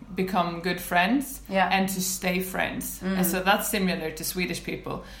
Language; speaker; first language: English; non-native, fluent; Swedish